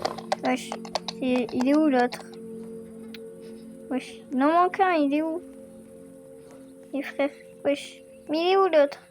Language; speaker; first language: French; native; French